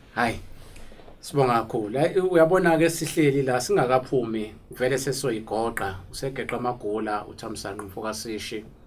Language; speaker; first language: Zulu; native; Zulu